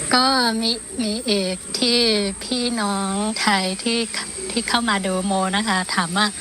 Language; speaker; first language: Thai; non-native, fluent; Shan